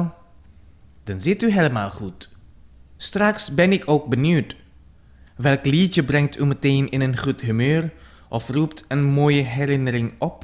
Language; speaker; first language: Dutch; non-native, fluent; Indonesian